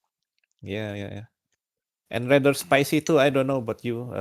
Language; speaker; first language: English; non-native, learner; Indonesian